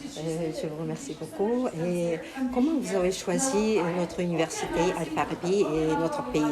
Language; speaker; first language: French; non-native, learner; Kazakh